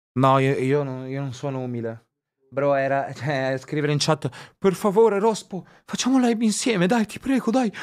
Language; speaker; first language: Italian; native; Italian